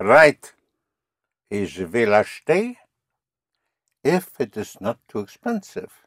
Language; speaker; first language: French; non-native, fluent; English